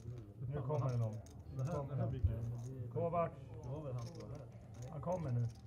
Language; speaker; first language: Swedish; native; Swedish